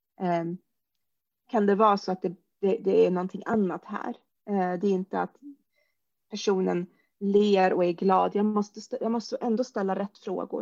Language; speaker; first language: Swedish; early bilingual, other home language; Arabic